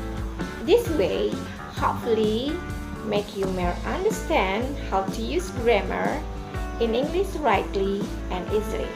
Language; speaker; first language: English; non-native, learner; Indonesian